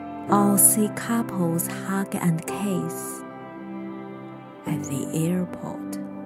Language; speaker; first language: English; non-native, fluent; Chinese